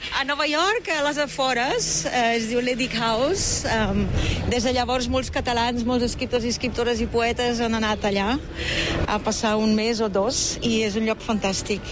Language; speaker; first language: Catalan; non-native, fluent; German